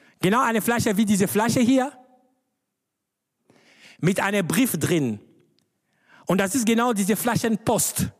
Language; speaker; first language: German; non-native, fluent; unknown